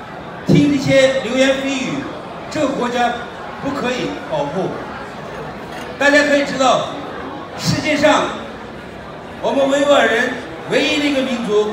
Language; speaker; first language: Chinese; non-native, local second language; Uyghur